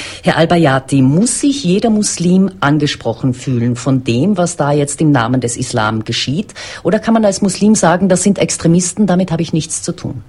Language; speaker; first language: German; native; German